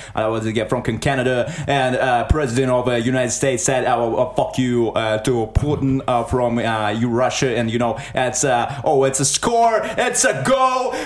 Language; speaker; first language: English; non-native, learner; Russian